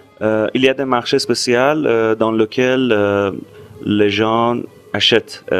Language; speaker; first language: French; non-native, fluent; Persian